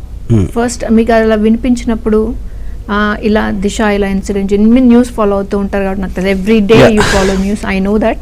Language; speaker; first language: Telugu; native; Telugu